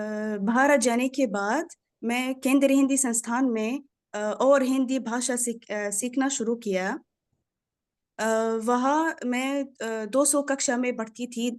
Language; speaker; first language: Hindi; non-native, fluent; Arabic